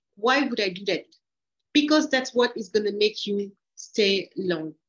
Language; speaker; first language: English; early bilingual, other home language; French